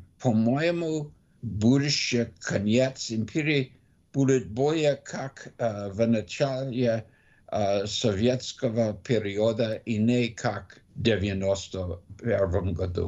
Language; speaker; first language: Russian; non-native, learner; English